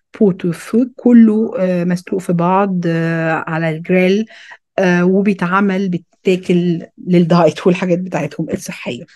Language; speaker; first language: Arabic; early bilingual, heritage; Arabic